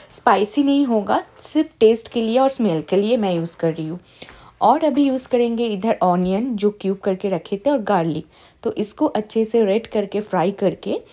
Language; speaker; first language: Hindi; non-native, local second language; Bangla